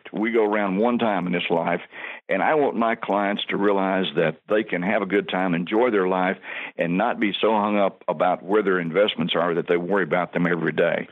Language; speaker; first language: English; native; English